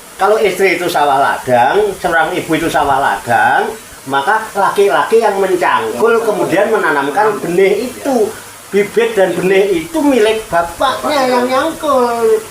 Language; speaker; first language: Indonesian; non-native, local second language; Javanese